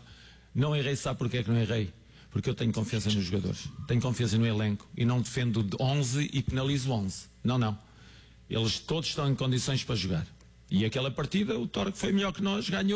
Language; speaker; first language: Portuguese; native; Portuguese